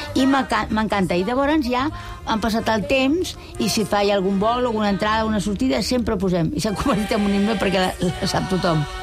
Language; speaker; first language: Catalan; non-native, local second language; Spanish